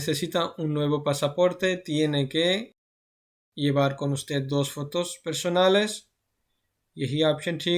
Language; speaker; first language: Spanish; non-native, fluent; Urdu